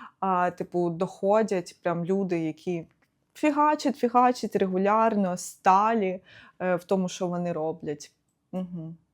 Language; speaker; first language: Ukrainian; non-native, local second language; Russian